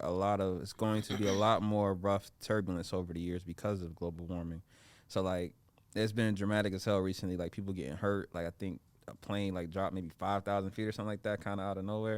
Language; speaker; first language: English; native; English